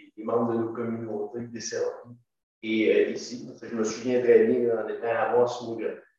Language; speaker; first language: French; native; French